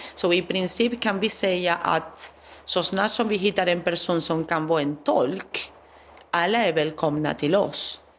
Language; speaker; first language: Swedish; non-native, fluent; Spanish